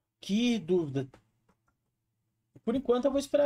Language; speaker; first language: Portuguese; native; Portuguese